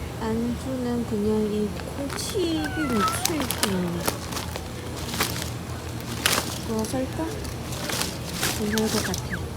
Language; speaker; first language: Korean; non-native, learner; Malay